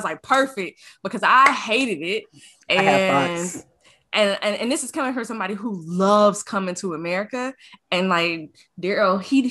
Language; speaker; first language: English; native; English